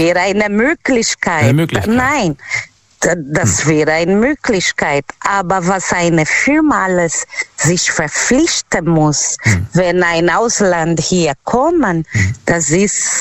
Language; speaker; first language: German; non-native, learner; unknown